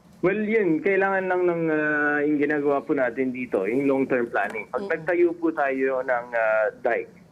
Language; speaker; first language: Filipino; native; Filipino